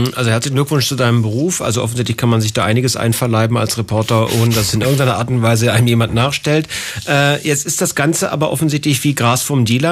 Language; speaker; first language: German; native; German